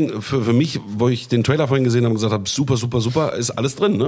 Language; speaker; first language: German; native; German